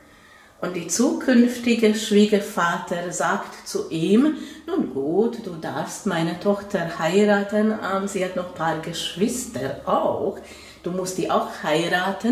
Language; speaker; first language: German; non-native, fluent; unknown